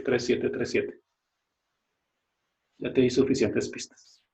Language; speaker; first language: Spanish; native; Spanish